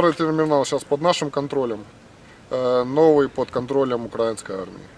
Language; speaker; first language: Russian; native; Russian